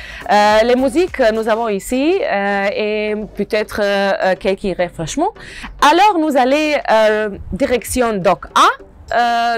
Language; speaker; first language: French; non-native, learner; Croatian